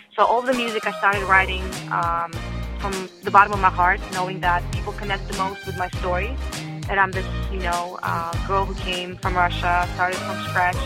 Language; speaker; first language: English; non-native, fluent; Russian